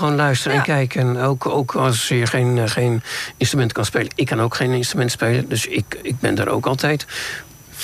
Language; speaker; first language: Dutch; native; Dutch